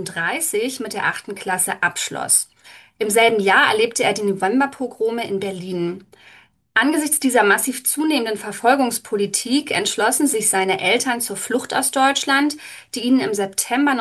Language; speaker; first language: German; native; German